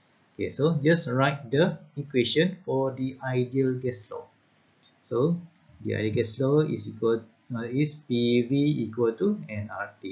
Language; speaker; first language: English; non-native, local second language; Malay